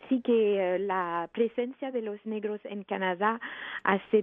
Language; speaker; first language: Spanish; non-native, fluent; French